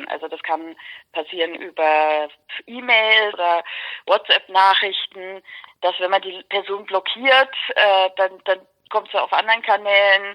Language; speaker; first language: German; native; German